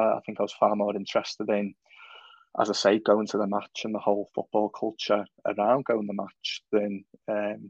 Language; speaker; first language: English; native; English